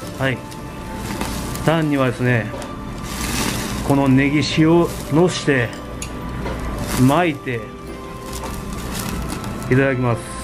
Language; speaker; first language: Japanese; native; Japanese